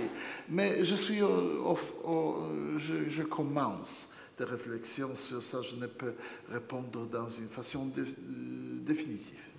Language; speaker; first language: French; non-native, fluent; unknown